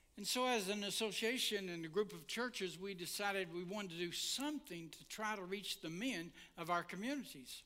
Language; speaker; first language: English; native; English